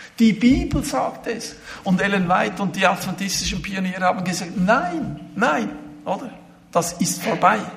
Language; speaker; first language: German; native; German